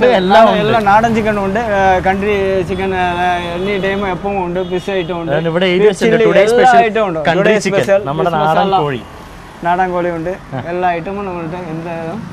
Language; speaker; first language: Malayalam; non-native, learner; Tamil